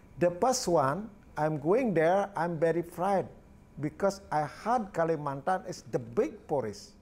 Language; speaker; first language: English; non-native, learner; Balinese